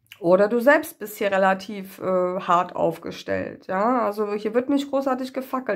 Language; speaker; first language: German; native; German